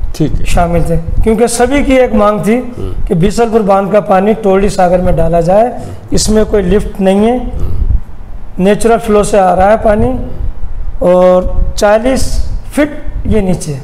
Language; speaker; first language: Hindi; native; Hindi